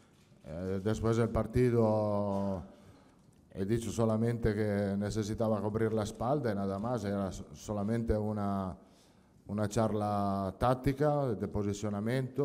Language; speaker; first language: Spanish; non-native, fluent; Italian